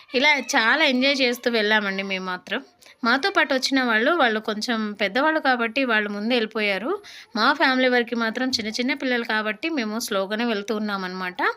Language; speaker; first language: Telugu; non-native, local second language; Lambadi